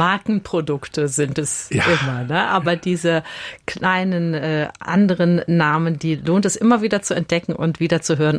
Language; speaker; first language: German; native; German